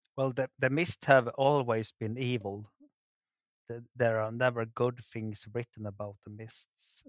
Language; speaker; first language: English; non-native, fluent; Swedish